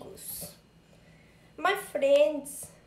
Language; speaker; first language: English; non-native, learner; Portuguese